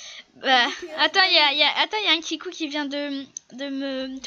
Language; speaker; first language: French; native; French